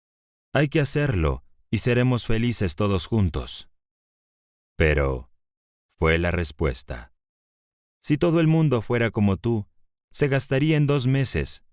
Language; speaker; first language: Spanish; native; Spanish